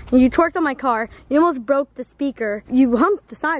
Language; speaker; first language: English; native; English